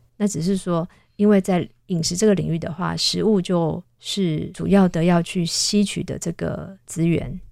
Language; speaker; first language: Chinese; native; Chinese